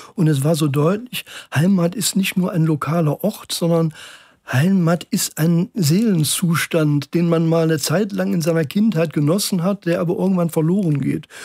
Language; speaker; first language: German; native; German